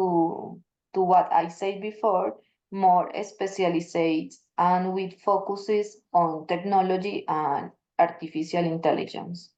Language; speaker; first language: English; non-native, learner; Spanish